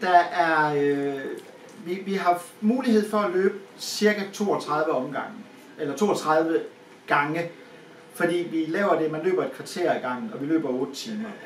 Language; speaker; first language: Danish; native; Danish